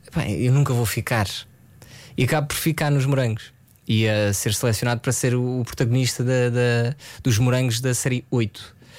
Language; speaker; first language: Portuguese; early bilingual, other home language; French